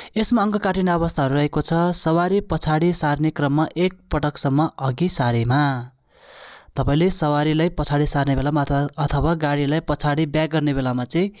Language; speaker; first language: Nepali; non-native, local second language; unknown